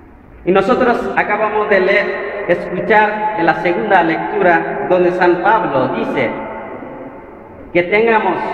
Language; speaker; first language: Spanish; non-native, fluent; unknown